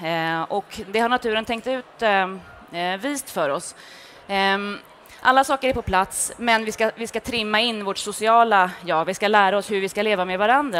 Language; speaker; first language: Swedish; native; Swedish